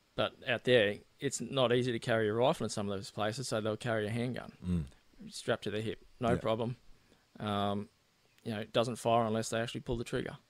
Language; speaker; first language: English; native; English